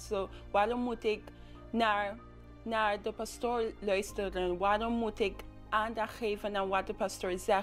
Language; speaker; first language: Dutch; non-native, local second language; English